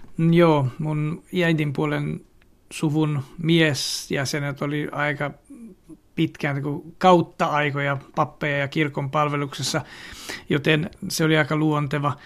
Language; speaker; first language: Finnish; non-native, fluent; Hungarian